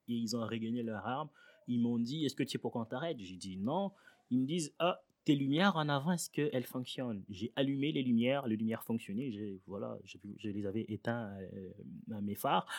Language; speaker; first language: French; early bilingual, other home language; Swahili